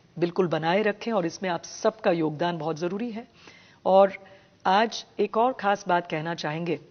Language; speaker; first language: Hindi; non-native, local second language; Gujarati